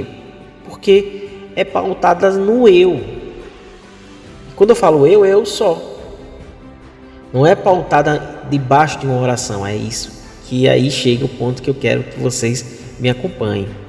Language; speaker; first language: Portuguese; native; Portuguese